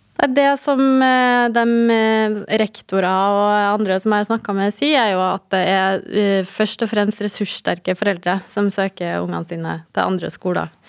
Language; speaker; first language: Norwegian; native; Norwegian